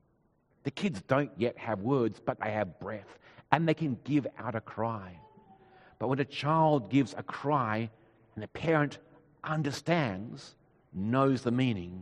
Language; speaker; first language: English; native; English